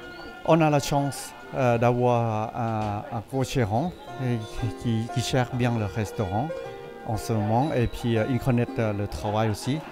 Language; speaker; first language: French; non-native, fluent; Thai